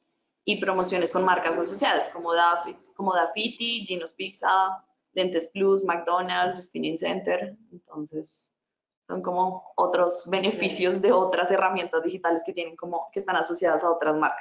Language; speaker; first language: Spanish; native; Spanish